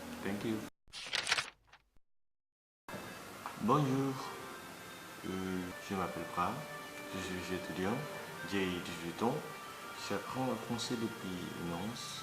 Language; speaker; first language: French; non-native, learner; Indonesian